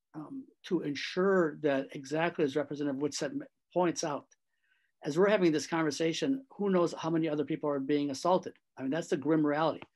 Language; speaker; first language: English; native; English